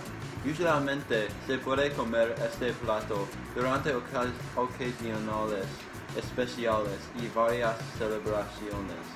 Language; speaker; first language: Spanish; non-native, learner; English